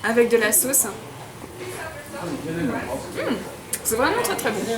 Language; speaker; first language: French; non-native, fluent; Chinese